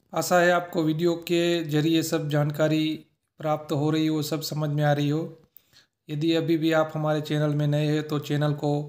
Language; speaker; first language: Hindi; native; Hindi